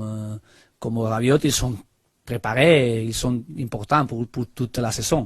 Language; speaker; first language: French; non-native, learner; Spanish